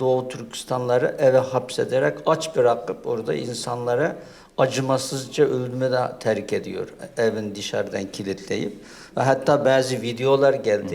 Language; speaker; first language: Turkish; non-native, fluent; Uyghur